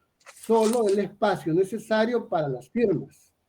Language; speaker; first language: Spanish; native; Spanish